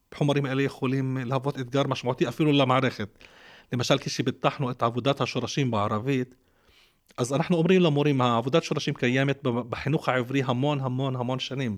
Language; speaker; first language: Hebrew; non-native, local second language; Arabic